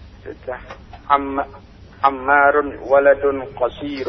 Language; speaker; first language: Arabic; non-native, learner; Indonesian